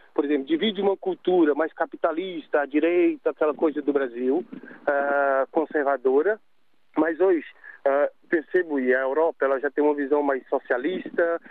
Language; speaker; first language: Portuguese; native; Portuguese